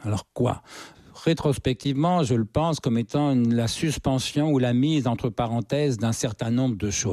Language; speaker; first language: French; native; French